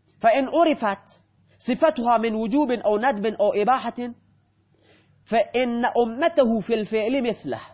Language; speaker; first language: Persian; native; Persian